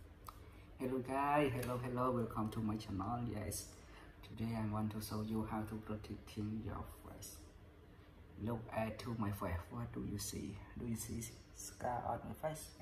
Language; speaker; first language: English; non-native, learner; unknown